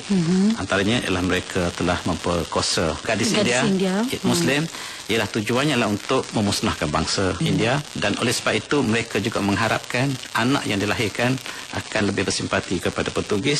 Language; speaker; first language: Malay; native; Malay